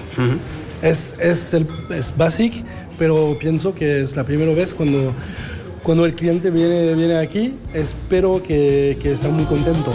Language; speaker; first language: Spanish; non-native, learner; French